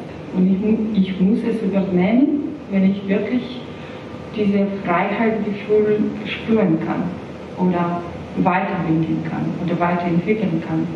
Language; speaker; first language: German; non-native, fluent; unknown